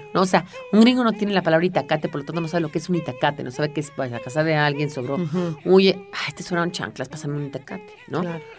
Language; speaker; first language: Spanish; native; Spanish